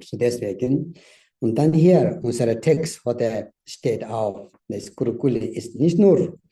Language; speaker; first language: German; non-native, learner; Tibetan